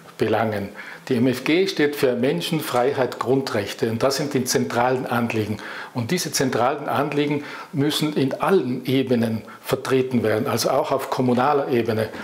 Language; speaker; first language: German; native; German